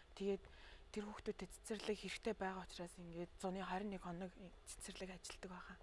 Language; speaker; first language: Mongolian; non-native, local second language; Tuvinian